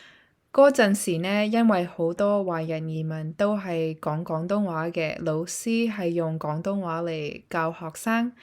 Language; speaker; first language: Cantonese; early bilingual, heritage; Cantonese